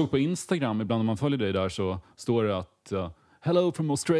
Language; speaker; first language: Swedish; native; Swedish